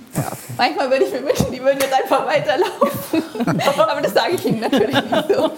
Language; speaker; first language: German; native; German